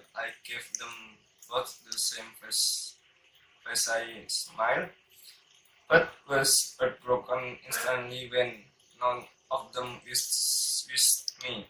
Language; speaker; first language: English; non-native, learner; Indonesian